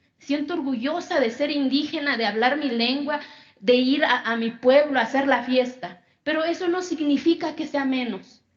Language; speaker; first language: Spanish; non-native, local second language; Zapotec